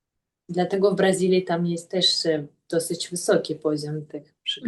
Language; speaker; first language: Polish; non-native, fluent; Russian